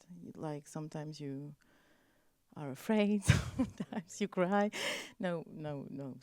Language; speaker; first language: English; non-native, learner; French